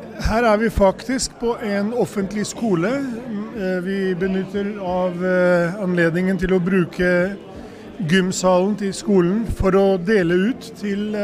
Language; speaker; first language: Swedish; non-native, fluent; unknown